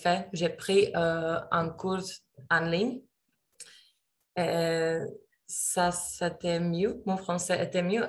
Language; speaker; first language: French; non-native, learner; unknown